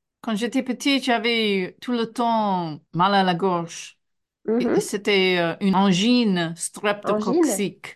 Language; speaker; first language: French; non-native, fluent; English